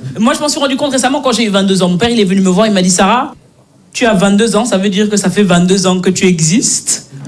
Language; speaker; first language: French; native; French